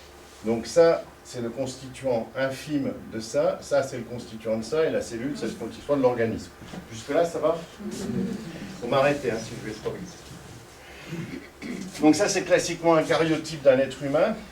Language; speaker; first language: French; native; French